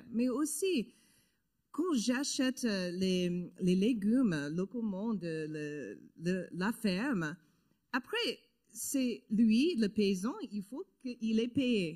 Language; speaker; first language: French; non-native, learner; English